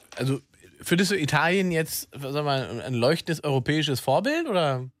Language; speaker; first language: German; native; German